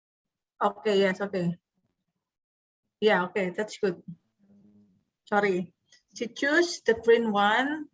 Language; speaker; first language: English; non-native, fluent; Indonesian